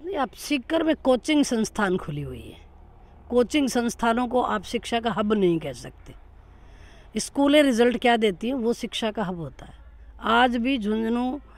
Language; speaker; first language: Hindi; native; Hindi